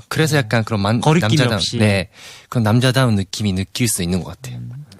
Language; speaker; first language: Korean; non-native, fluent; Japanese